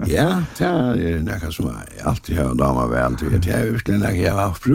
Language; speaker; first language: Danish; non-native, local second language; Faroese